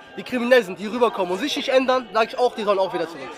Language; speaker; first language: German; early bilingual, heritage; Arabic